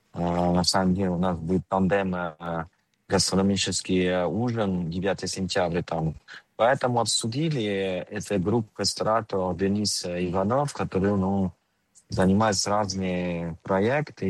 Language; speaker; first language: Russian; non-native, fluent; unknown